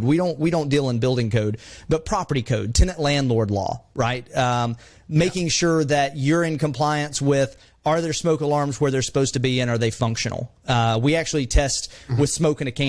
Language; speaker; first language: English; native; English